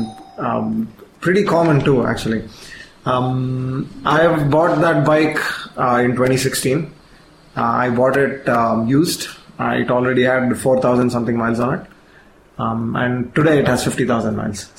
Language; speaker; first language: English; non-native, local second language; Kannada